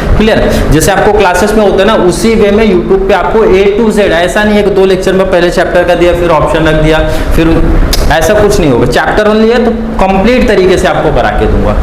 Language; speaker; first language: Hindi; native; Hindi